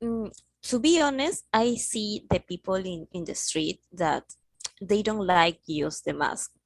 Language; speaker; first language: English; non-native, learner; Spanish